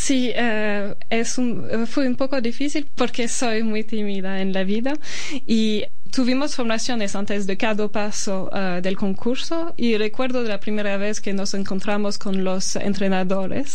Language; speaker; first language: Spanish; non-native, fluent; Albanian